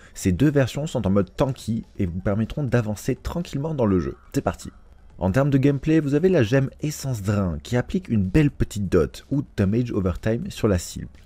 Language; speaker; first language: French; native; French